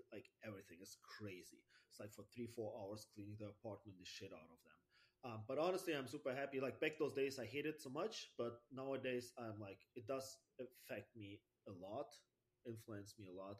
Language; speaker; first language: English; non-native, fluent; German